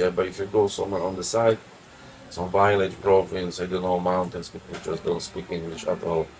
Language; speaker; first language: English; non-native, learner; Polish